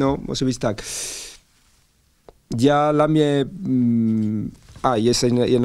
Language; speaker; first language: Polish; non-native, learner; Spanish